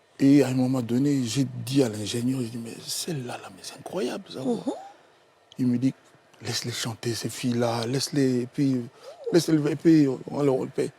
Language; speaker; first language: French; non-native, local second language; Lingala